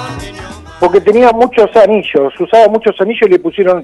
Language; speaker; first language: Spanish; native; Spanish